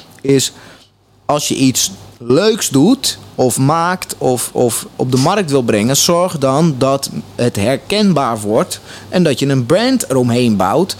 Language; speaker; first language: Dutch; native; Dutch